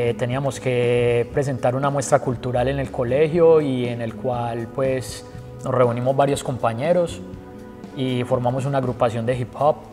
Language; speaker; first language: Spanish; native; Spanish